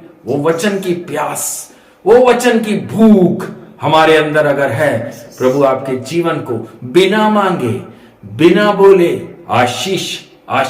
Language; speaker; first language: Hindi; native; Hindi